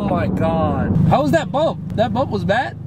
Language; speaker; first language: English; native; English